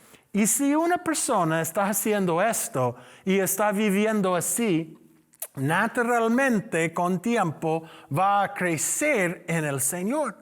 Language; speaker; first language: Spanish; non-native, learner; English